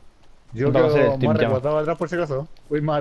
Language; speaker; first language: Spanish; native; Spanish